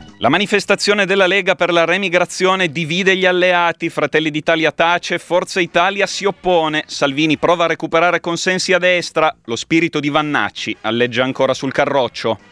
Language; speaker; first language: Italian; native; Italian